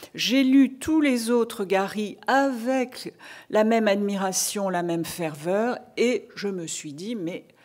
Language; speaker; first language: French; native; French